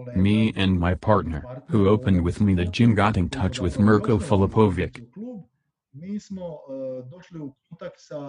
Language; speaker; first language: English; non-native, fluent; Croatian